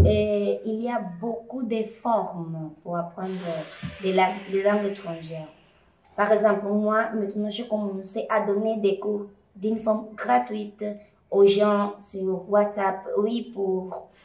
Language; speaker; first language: French; non-native, fluent; Portuguese